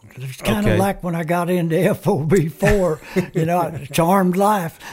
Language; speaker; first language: English; early bilingual, other home language; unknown